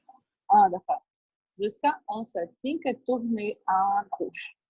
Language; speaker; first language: French; non-native, learner; Portuguese